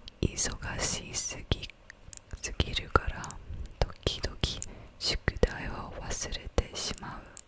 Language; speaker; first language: Japanese; non-native, learner; English